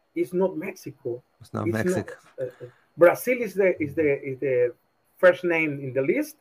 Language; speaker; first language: English; non-native, learner; Spanish